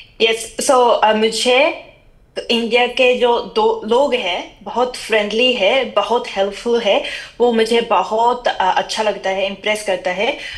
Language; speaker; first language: Hindi; non-native, fluent; Japanese